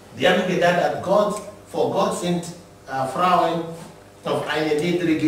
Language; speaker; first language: German; non-native, learner; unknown